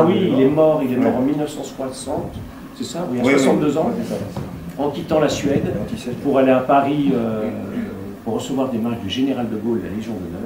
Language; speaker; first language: French; native; French